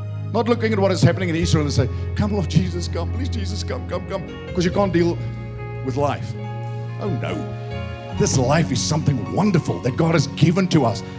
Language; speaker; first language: English; non-native, local second language; Afrikaans